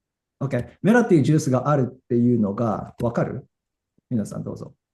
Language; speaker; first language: Japanese; non-native, fluent; English